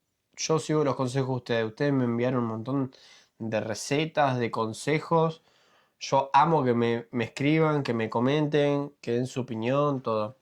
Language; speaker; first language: Spanish; native; Spanish